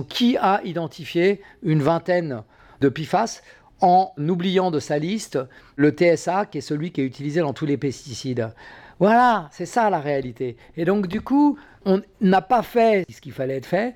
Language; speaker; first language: French; native; French